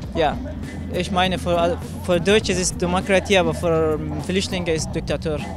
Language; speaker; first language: German; non-native, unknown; Persian